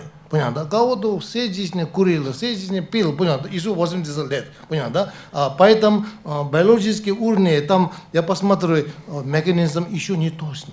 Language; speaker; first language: Russian; non-native, learner; Tibetan